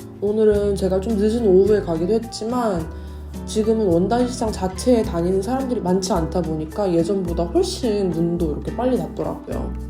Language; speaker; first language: Korean; native; Korean